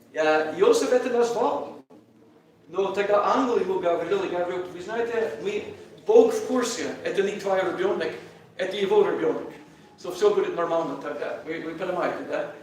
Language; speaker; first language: Russian; non-native, learner; English